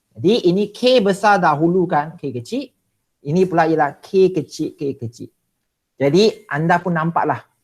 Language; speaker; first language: Malay; non-native, local second language; Chinese